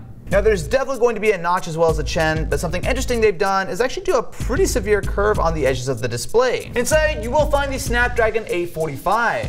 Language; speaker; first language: English; native; English